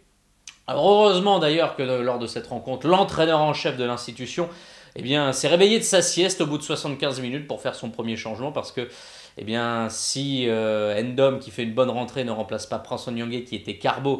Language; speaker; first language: French; native; French